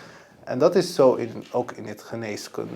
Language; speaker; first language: Dutch; non-native, fluent; Arabic